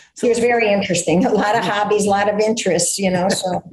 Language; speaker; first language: English; early bilingual, other home language; Greek